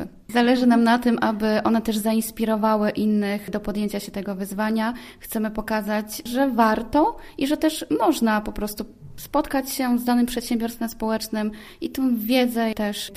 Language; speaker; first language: Polish; native; Polish